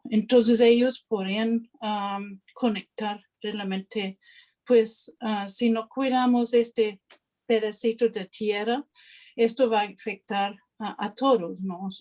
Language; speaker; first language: Spanish; non-native, fluent; English